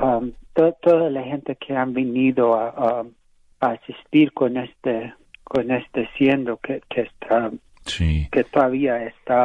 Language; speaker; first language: Spanish; early bilingual, heritage; English